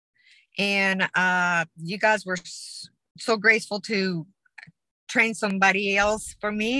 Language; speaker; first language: English; non-native, fluent; Spanish